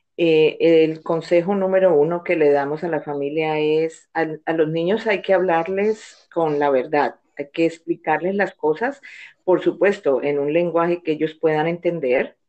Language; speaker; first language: Spanish; native; Spanish